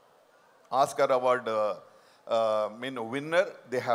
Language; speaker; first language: Telugu; non-native, fluent; Tamil